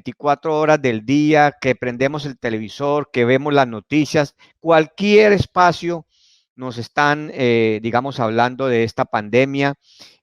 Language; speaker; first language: Spanish; native; Spanish